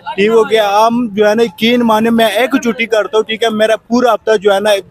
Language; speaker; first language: Urdu; native; Urdu